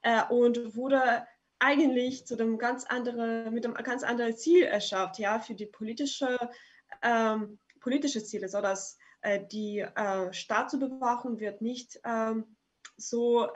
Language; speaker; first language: German; non-native, fluent; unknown